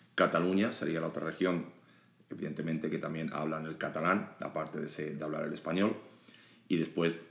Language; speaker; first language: Spanish; native; Spanish